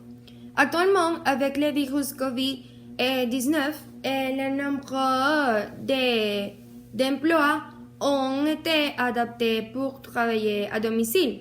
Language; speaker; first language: French; non-native, learner; Spanish